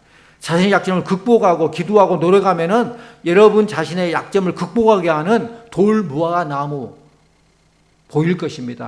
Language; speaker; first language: Korean; native; Korean